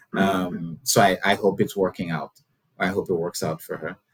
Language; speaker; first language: English; non-native, local second language; Yoruba